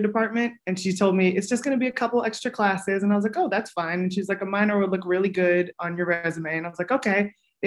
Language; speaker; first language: English; native; English